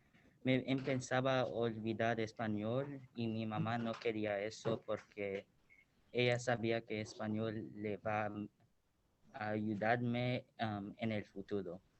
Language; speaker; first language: Spanish; early bilingual, heritage; Spanish